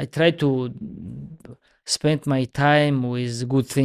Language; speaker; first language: English; non-native, learner; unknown